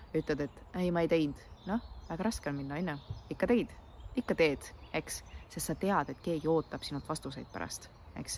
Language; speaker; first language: Estonian; native; Estonian